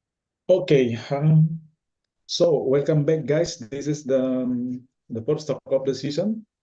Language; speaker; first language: English; non-native, fluent; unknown